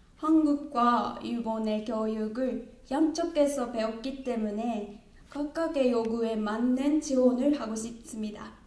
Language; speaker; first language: Korean; non-native, learner; Japanese